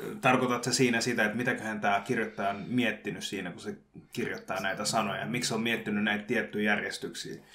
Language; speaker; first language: Finnish; early bilingual, other home language; Bangla